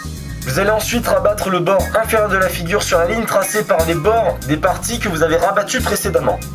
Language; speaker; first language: French; native; French